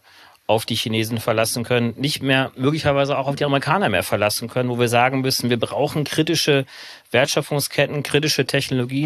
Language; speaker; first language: German; native; German